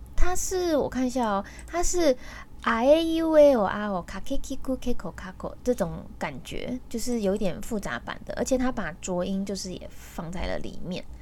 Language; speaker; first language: Chinese; native; Chinese